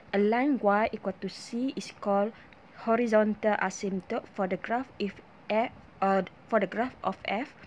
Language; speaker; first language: English; non-native, local second language; Malay